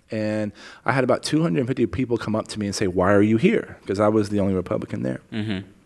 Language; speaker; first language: English; native; English